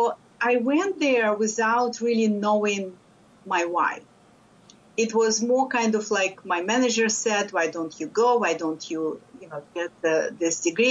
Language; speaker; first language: English; non-native, fluent; Lithuanian